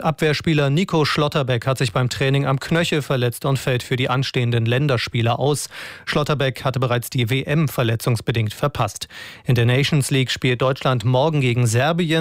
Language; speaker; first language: German; native; German